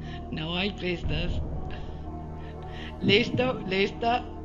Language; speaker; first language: Spanish; non-native, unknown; English